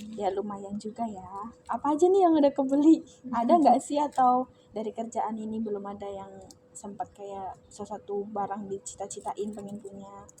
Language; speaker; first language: Indonesian; native; Indonesian